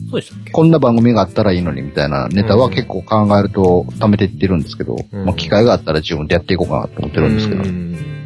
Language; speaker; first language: Japanese; native; Japanese